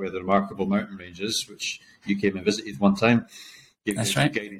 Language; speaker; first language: English; native; English